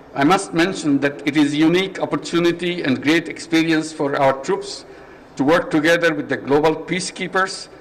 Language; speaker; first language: English; non-native, local second language; Bangla